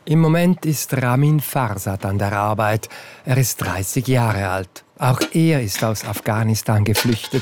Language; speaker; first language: German; native; German